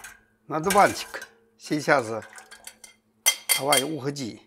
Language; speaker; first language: Russian; non-native, learner; Chinese